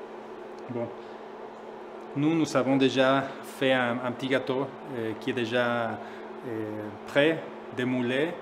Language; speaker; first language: French; non-native, fluent; Spanish